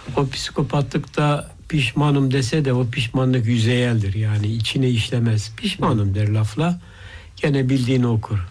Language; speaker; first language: Turkish; native; Turkish